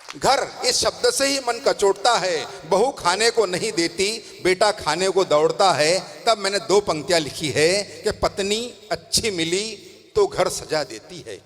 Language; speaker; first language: Hindi; non-native, local second language; Tamil